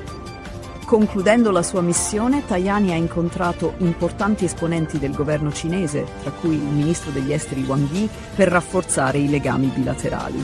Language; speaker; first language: Italian; native; Italian